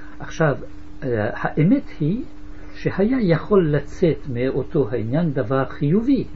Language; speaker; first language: Hebrew; non-native, fluent; English